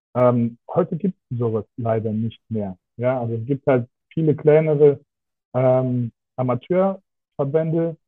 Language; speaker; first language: German; non-native, fluent; Russian